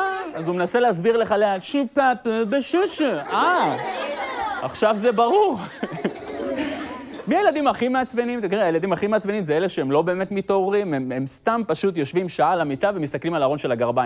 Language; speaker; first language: Hebrew; native; Hebrew